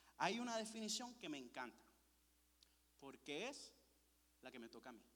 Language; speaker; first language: Spanish; early bilingual, heritage; Spanish